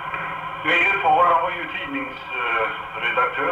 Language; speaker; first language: Swedish; non-native, fluent; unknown